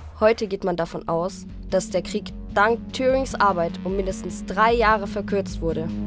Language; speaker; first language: German; native; German